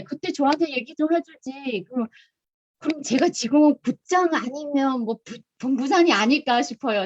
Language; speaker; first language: Korean; non-native, fluent; Chinese